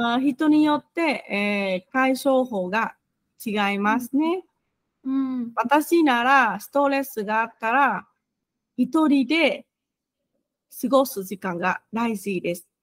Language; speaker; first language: Japanese; non-native, fluent; Vietnamese